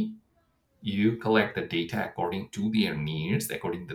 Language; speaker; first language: English; non-native, local second language; Bangla